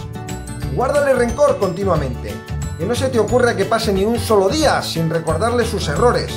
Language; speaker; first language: Spanish; native; Spanish